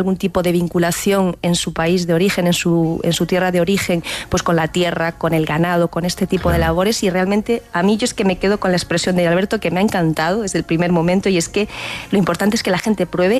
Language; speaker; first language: Spanish; native; Spanish